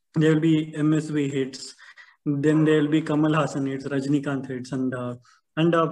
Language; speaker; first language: English; non-native, local second language; Tamil